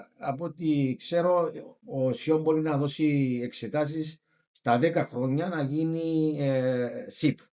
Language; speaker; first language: Greek; native; Greek